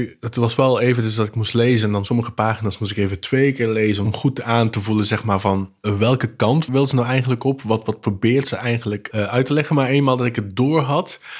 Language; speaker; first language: Dutch; non-native, local second language; Papiamento